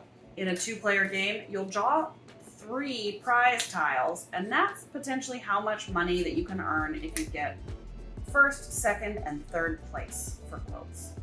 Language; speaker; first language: English; native; English